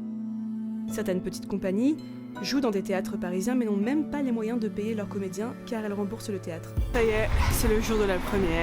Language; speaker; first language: French; native; French